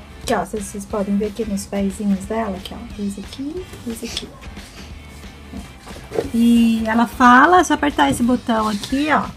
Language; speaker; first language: Portuguese; native; Portuguese